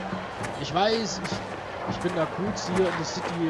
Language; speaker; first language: German; native; German